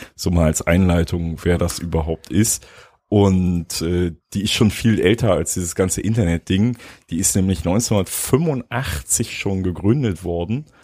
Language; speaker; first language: German; native; German